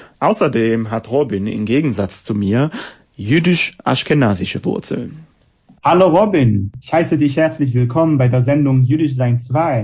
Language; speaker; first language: German; non-native, fluent; Hebrew